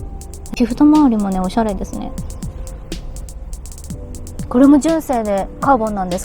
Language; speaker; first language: Japanese; native; Japanese